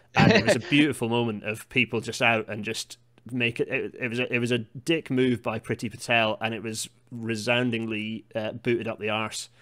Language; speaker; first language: English; native; English